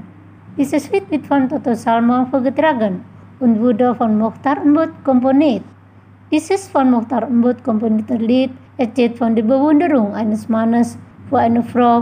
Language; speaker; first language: German; non-native, fluent; Indonesian